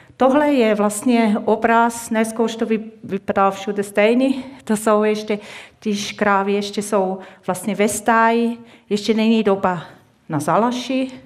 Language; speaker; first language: Czech; non-native, fluent; Swiss German